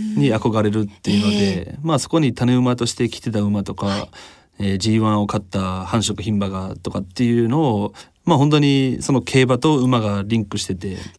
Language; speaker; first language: Japanese; non-native, fluent; English